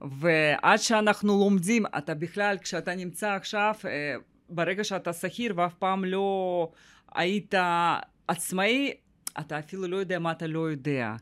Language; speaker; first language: Hebrew; non-native, fluent; Russian